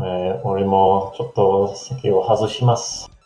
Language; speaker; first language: Japanese; non-native, fluent; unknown